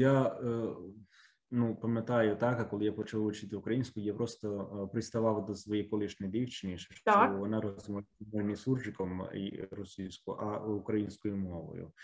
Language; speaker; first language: Ukrainian; non-native, fluent; Italian